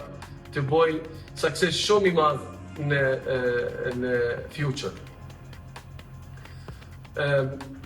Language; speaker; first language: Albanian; early bilingual, heritage; Albanian